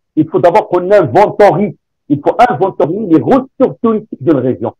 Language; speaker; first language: French; non-native, local second language; Arabic